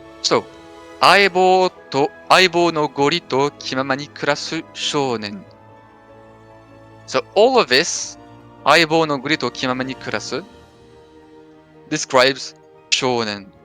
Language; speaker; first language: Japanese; non-native, fluent; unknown